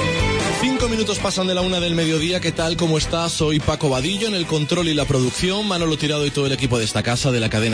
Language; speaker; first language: Spanish; native; Spanish